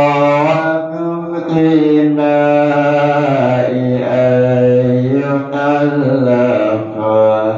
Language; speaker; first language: Arabic; non-native, fluent; Javanese